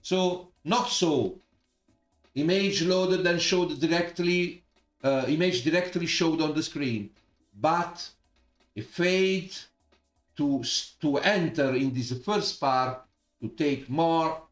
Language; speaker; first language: English; non-native, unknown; Italian